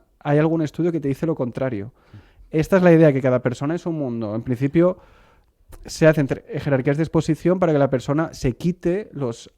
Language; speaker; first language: Spanish; non-native, local second language; Catalan